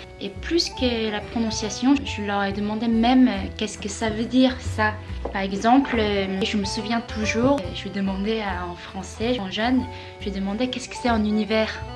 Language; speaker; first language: French; non-native, fluent; Korean